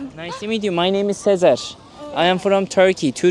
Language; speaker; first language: English; non-native, learner; Turkish